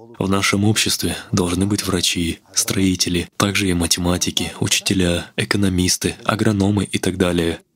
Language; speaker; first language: Russian; non-native, local second language; Kazakh